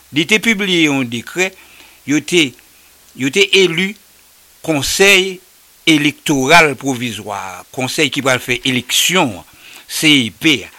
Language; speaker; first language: French; native; French